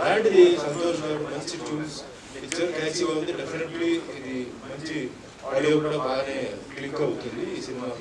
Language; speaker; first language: Telugu; non-native, fluent; Tulu